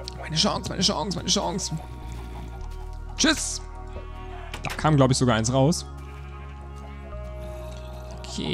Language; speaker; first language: German; native; German